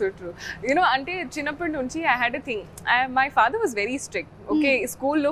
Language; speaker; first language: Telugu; non-native, learner; Hindi